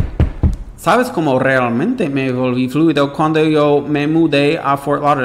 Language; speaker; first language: Spanish; non-native, fluent; English